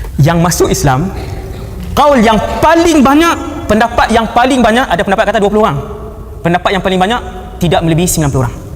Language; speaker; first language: Malay; native; Malay